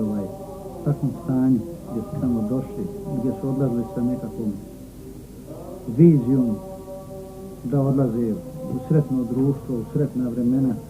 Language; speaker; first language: Bosnian; native; Bosnian